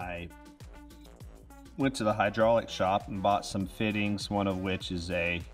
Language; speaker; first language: English; native; English